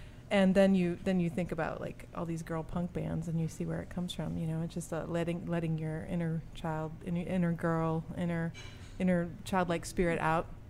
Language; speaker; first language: English; early bilingual, other home language; French